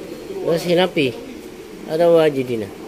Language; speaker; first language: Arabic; non-native, learner; Filipino